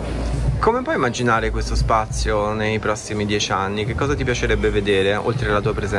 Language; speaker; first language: Italian; native; Italian